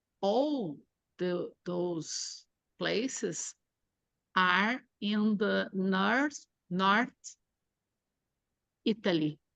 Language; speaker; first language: English; non-native, learner; Portuguese